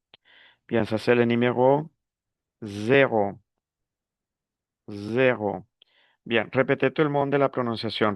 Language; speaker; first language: French; non-native, fluent; Spanish